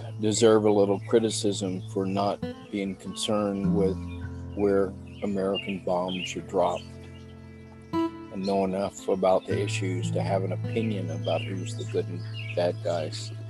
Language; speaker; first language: English; native; English